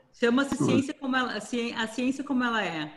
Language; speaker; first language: Portuguese; native; Portuguese